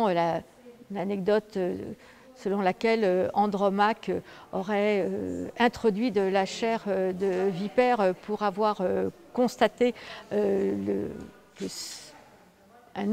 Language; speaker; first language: French; native; French